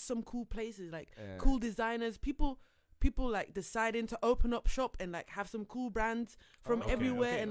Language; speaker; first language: English; non-native, fluent; Dutch